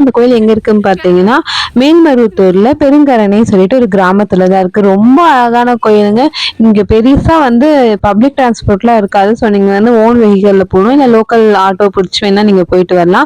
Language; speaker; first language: Tamil; native; Tamil